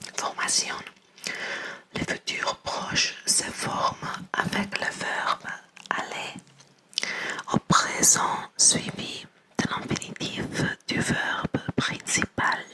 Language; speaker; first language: French; non-native, learner; English